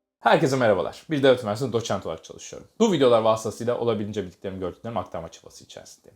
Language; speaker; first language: Turkish; native; Turkish